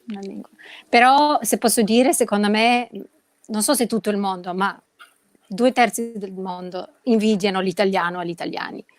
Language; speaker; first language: Italian; non-native, fluent; Russian